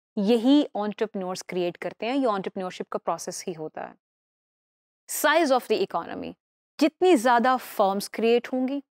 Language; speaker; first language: Urdu; native; Urdu